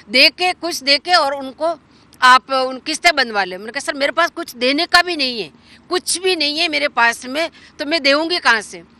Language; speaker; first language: Hindi; native; Hindi